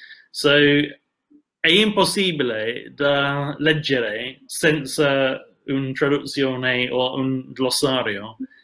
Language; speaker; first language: Italian; non-native, fluent; English